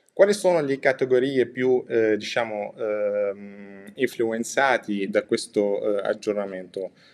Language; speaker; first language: Italian; non-native, fluent; Arabic